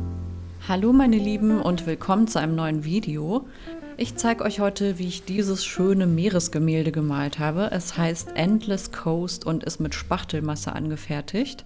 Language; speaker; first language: German; native; German